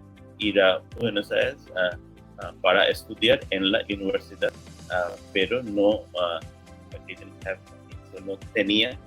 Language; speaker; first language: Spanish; non-native, learner; English